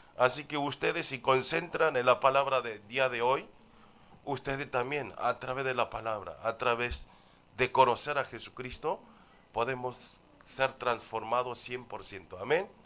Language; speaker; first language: Spanish; non-native, fluent; Korean